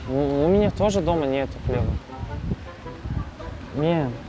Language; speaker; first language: Russian; non-native, local second language; Kazakh